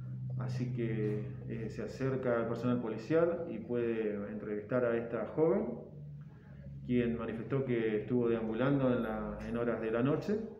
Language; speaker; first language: Spanish; native; Spanish